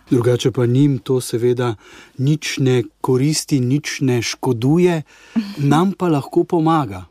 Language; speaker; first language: Slovenian; native; Slovenian